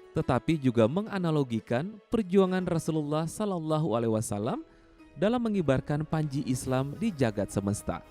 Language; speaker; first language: Indonesian; native; Indonesian